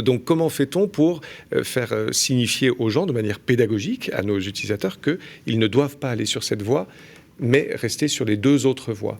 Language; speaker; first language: French; native; French